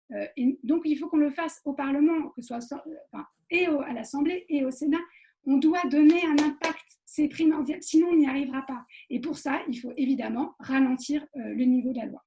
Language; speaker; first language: French; native; French